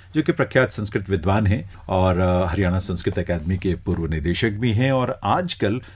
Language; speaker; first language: Hindi; native; Hindi